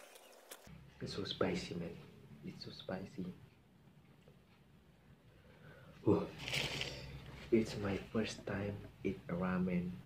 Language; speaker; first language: English; non-native, learner; Indonesian